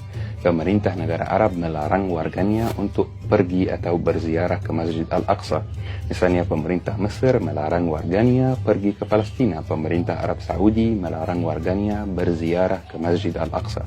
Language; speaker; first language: Indonesian; non-native, fluent; Arabic